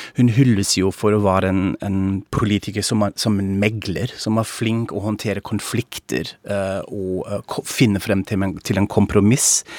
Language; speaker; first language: Norwegian; non-native, fluent; German